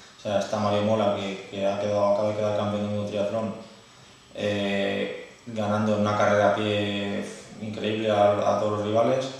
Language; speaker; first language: Spanish; native; Spanish